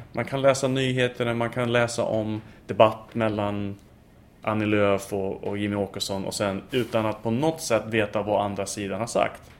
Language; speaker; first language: Swedish; non-native, fluent; English